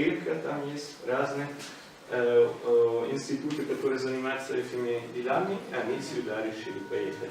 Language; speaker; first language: Russian; non-native, fluent; Italian